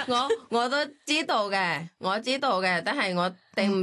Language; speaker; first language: Cantonese; non-native, learner; Thai